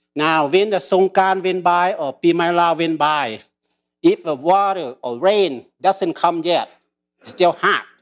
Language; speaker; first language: English; early bilingual, other home language; Lao